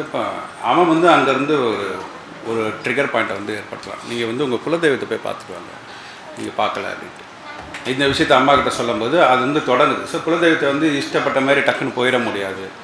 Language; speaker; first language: Tamil; native; Tamil